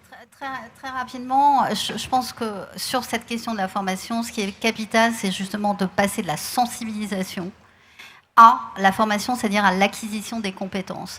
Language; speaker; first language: French; native; French